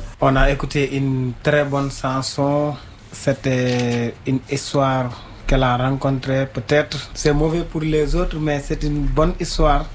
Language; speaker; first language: French; non-native, local second language; Wolof